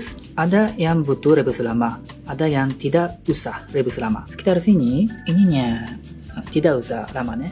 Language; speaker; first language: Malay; non-native, learner; Japanese